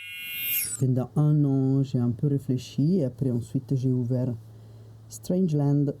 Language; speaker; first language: French; non-native, fluent; Italian